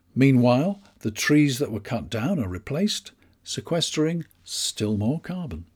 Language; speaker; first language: English; native; English